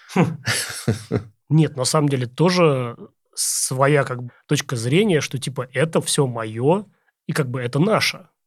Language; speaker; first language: Russian; native; Russian